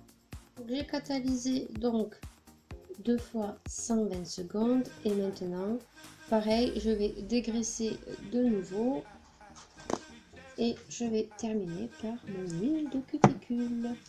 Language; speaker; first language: French; native; French